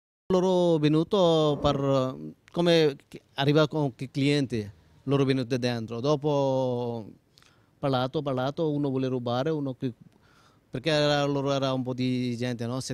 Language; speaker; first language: Italian; non-native, learner; Bangla